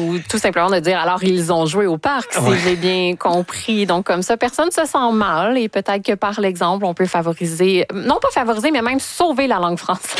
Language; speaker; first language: French; native; French